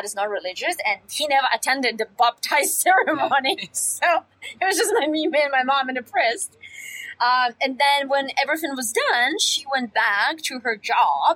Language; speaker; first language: English; non-native, fluent; Russian